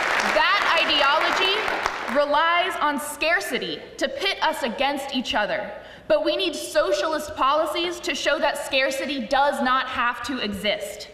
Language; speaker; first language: English; native; English